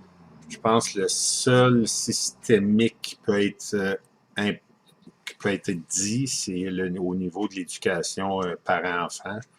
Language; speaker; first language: French; native; French